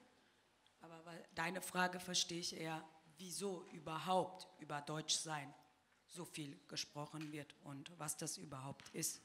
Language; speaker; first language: German; early bilingual, other home language; Turkish